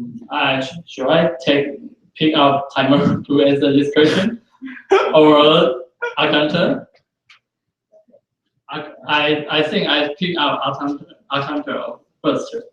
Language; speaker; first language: English; non-native, fluent; Chinese